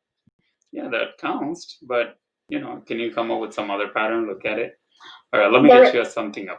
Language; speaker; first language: English; non-native, fluent; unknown